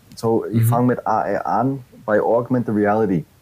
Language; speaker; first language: German; non-native, fluent; English